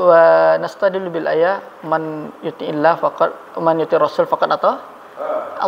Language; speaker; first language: Arabic; non-native, fluent; Indonesian